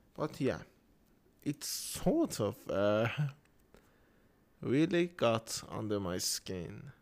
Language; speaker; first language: English; non-native, fluent; Persian